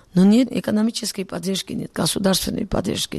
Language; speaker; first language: Russian; non-native, local second language; Georgian